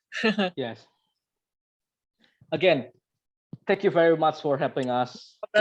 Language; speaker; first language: English; non-native, learner; Indonesian